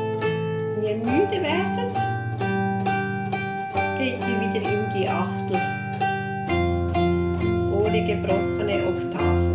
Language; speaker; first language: German; native; German